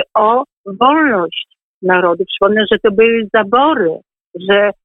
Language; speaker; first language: Polish; native; Polish